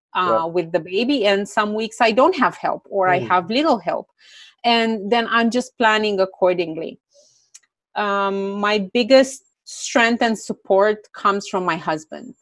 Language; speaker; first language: English; non-native, fluent; Romanian